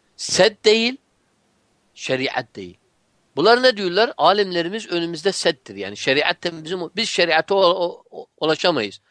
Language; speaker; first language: Turkish; non-native, fluent; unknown